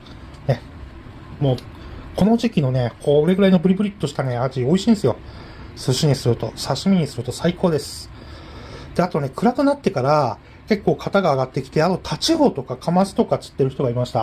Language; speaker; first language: Japanese; native; Japanese